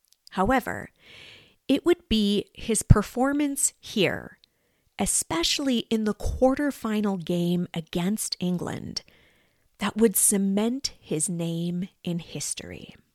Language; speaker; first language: English; native; English